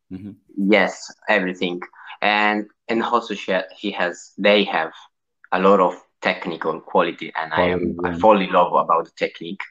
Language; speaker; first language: English; non-native, learner; Italian